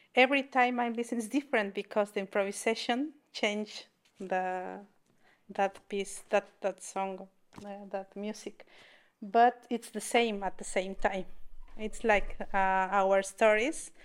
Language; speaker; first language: English; non-native, learner; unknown